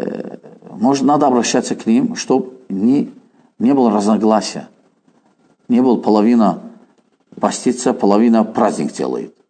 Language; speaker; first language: Russian; non-native, fluent; Azerbaijani